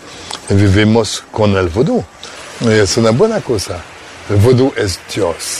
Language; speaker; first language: Spanish; non-native, fluent; Haitian Creole